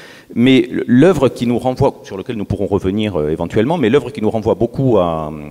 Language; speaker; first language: French; native; French